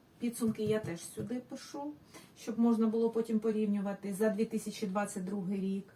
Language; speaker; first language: Ukrainian; non-native, local second language; Russian